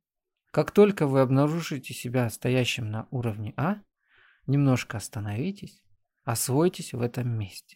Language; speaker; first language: Russian; native; Russian